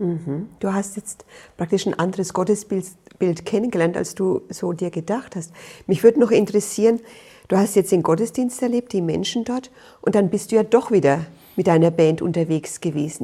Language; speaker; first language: German; native; German